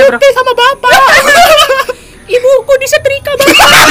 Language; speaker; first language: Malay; non-native, local second language; Javanese